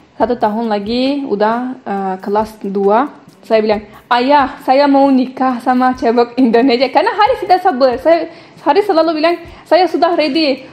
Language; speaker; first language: Indonesian; non-native, fluent; Turkish